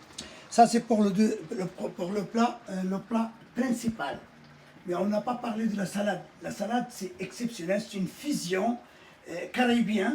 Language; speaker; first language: French; non-native, fluent; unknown